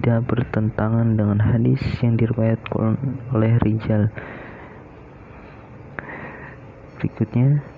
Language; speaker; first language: Indonesian; native; Indonesian